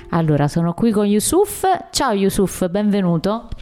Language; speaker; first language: Italian; native; Italian